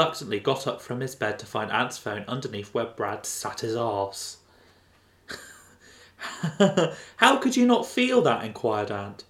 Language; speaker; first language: English; native; English